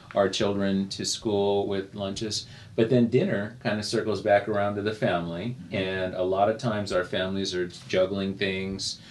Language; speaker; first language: English; native; English